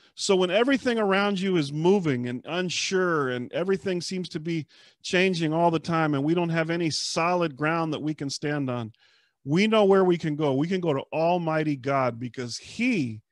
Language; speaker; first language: English; native; English